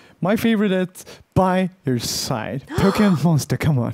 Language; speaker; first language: English; non-native, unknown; Korean